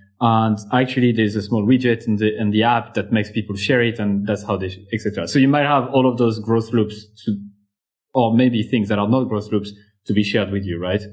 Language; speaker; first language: English; non-native, fluent; French